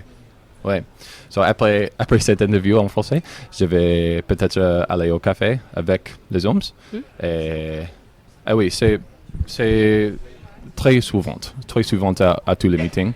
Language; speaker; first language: French; non-native, learner; English